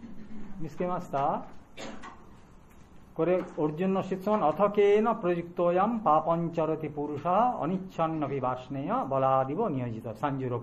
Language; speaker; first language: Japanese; non-native, learner; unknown